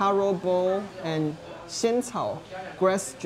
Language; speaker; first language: English; non-native, learner; Chinese